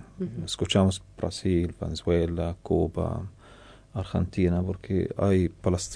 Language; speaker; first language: Spanish; non-native, learner; Arabic